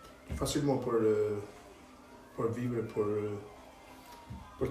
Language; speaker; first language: French; non-native, learner; Albanian